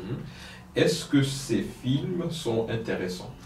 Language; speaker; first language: French; non-native, fluent; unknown